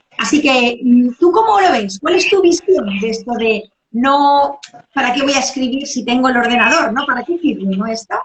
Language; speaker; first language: Spanish; native; Spanish